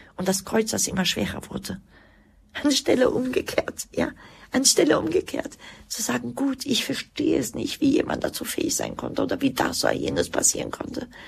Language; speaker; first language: German; early bilingual, other home language; Croatian